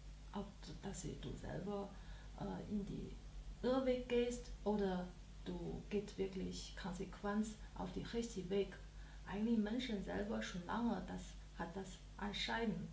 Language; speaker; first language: German; non-native, learner; Chinese